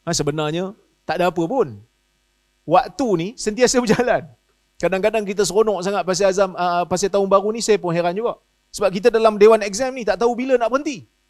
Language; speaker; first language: Malay; native; Malay